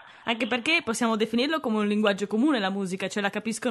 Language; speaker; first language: Italian; native; Italian